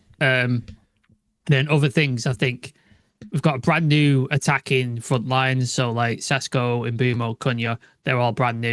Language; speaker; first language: English; native; English